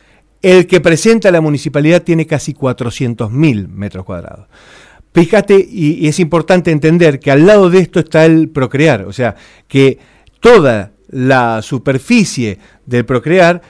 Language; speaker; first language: Spanish; native; Spanish